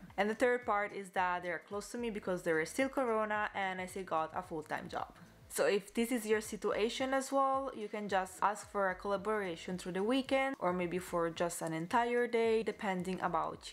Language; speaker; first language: English; non-native, fluent; Italian